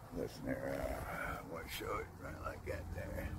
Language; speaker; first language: English; native; English